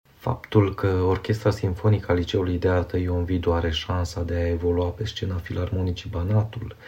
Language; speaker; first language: Romanian; native; Romanian